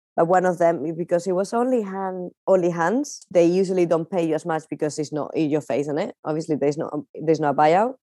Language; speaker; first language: English; non-native, fluent; Spanish